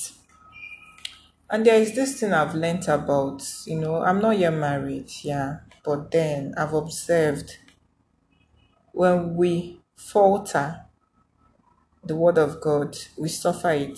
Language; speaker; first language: English; non-native, local second language; Igbo